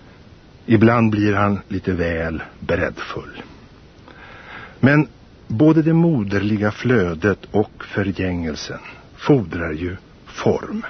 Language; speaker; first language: Swedish; native; Swedish